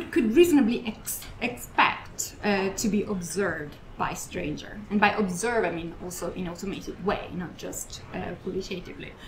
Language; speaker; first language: English; non-native, fluent; Italian